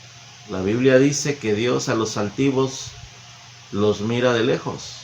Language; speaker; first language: Spanish; native; Spanish